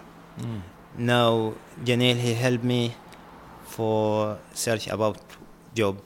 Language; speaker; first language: English; non-native, learner; Arabic